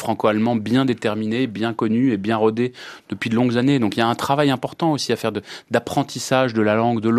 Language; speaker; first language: French; native; French